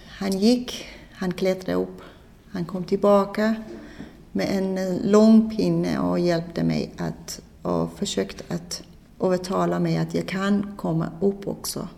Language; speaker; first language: Swedish; non-native, fluent; Persian